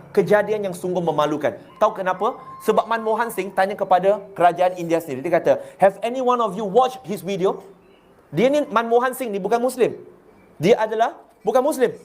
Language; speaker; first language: Malay; non-native, local second language; Chinese